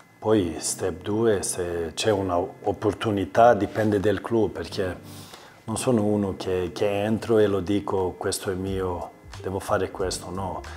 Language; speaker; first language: Italian; non-native, learner; Swedish